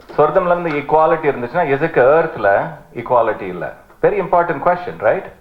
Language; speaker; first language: Tamil; early bilingual, heritage; Tamil